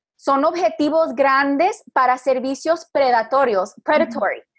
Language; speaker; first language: Spanish; early bilingual, heritage; Spanish